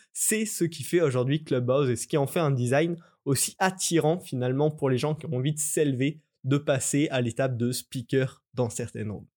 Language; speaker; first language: French; native; French